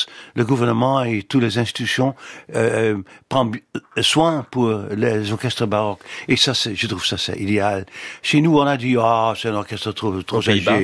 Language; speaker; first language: French; non-native, fluent; Dutch